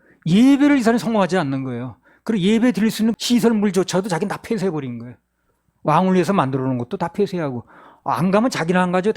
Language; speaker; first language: Korean; native; Korean